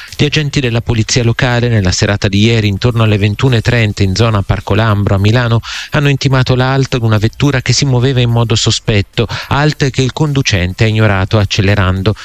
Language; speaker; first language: Italian; native; Italian